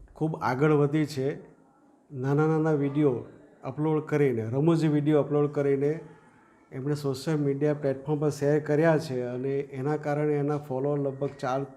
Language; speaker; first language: Gujarati; native; Gujarati